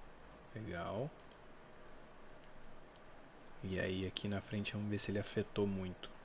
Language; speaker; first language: Portuguese; native; Portuguese